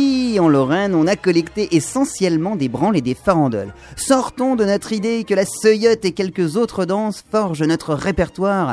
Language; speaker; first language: French; native; French